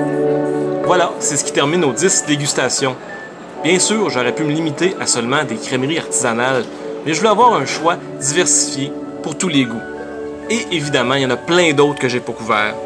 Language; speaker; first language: French; native; French